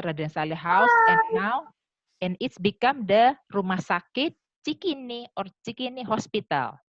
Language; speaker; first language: English; non-native, learner; Indonesian